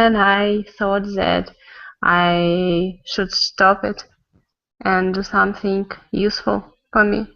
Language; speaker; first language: English; non-native, learner; Russian